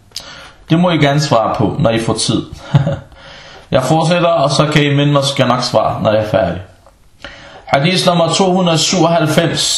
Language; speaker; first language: Danish; early bilingual, other home language; Arabic